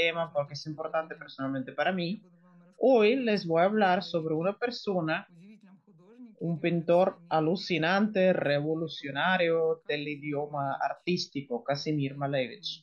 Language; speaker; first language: Spanish; non-native, fluent; Russian